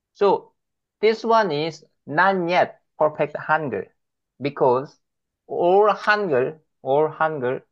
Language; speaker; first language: English; non-native, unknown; Korean